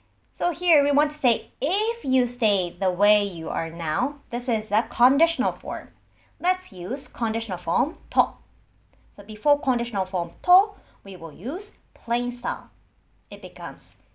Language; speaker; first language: English; non-native, fluent; Japanese